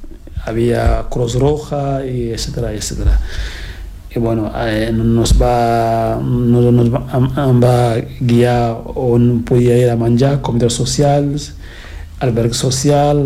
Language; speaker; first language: Catalan; non-native, learner; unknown